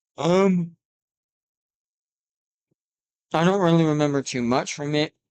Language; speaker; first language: English; native; English